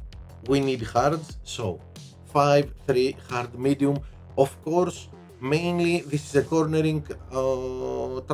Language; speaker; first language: English; non-native, fluent; Greek